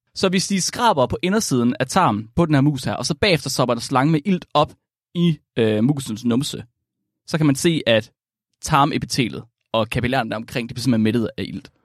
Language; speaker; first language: Danish; native; Danish